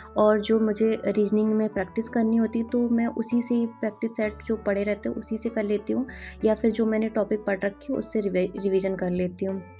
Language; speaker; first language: Hindi; native; Hindi